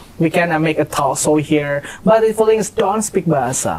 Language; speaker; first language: English; non-native, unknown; Indonesian